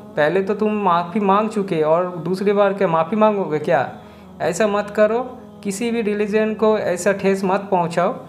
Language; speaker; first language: Hindi; non-native, local second language; Bangla